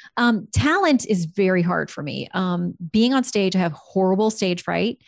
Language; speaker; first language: English; native; English